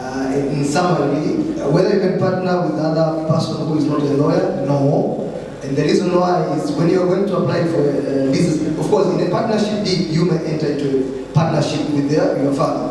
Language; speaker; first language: English; non-native, local second language; Swahili